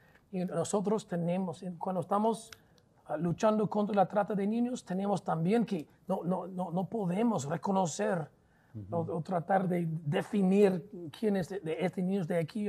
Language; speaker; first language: Spanish; non-native, fluent; English